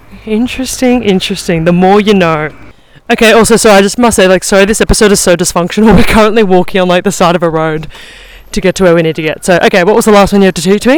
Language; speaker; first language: English; native; English